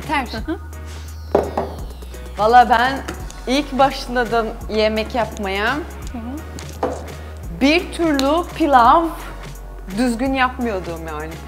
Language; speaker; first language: Turkish; non-native, learner; Portuguese